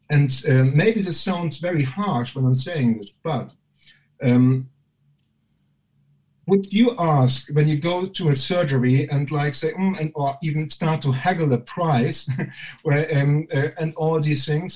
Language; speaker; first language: English; non-native, fluent; German